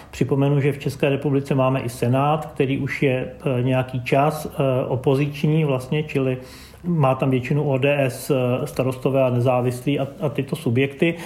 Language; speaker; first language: Czech; native; Czech